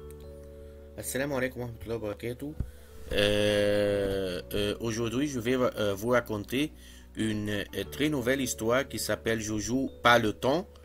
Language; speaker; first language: French; non-native, fluent; Arabic